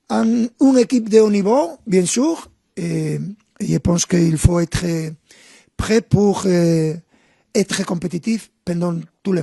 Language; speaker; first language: French; non-native, fluent; Spanish